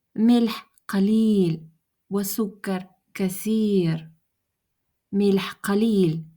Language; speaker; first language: Arabic; non-native, fluent; Russian